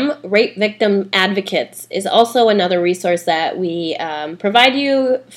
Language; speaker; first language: English; native; English